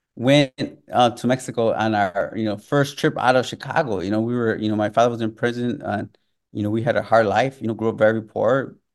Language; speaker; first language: English; native; English